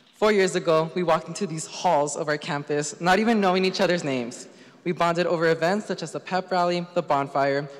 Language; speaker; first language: English; early bilingual, other home language; Spanish